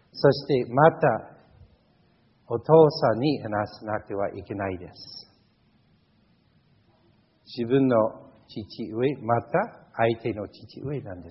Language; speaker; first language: Japanese; non-native, fluent; English